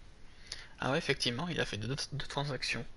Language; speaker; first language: French; native; French